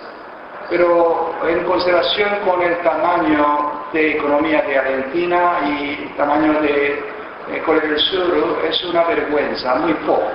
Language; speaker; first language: Spanish; non-native, fluent; Korean